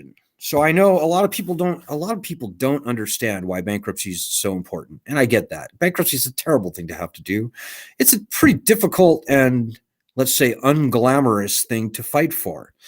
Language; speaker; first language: English; native; English